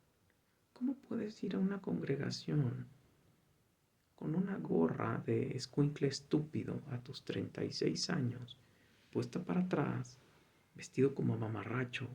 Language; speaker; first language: Spanish; native; Spanish